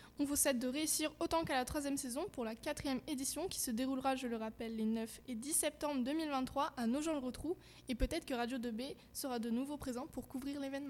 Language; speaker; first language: French; native; French